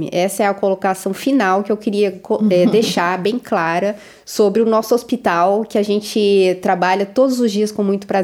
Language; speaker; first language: Portuguese; native; Portuguese